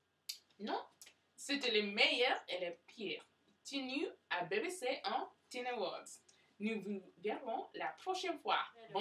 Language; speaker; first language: French; non-native, learner; English